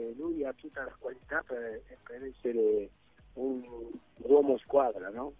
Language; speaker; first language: Italian; non-native, fluent; Spanish